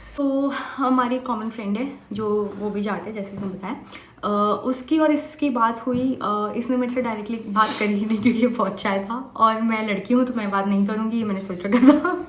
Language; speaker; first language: Hindi; non-native, local second language; Bangla